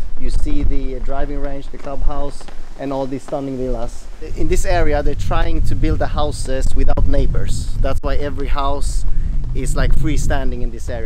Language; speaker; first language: English; non-native, fluent; Swedish